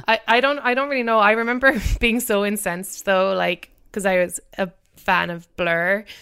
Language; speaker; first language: English; native; English